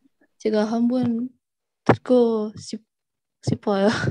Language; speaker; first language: Korean; non-native, learner; Indonesian